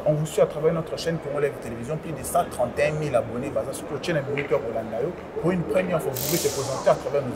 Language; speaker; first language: French; non-native, local second language; Lingala